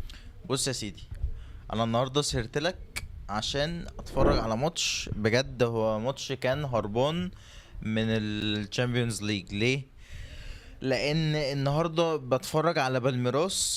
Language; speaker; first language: Arabic; native; Arabic